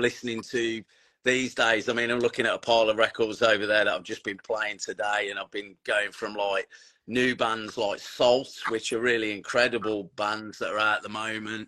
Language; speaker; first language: English; native; English